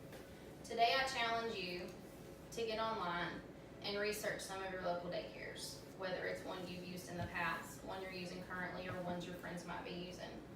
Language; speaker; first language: English; native; English